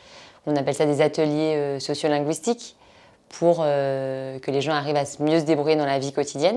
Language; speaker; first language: French; native; French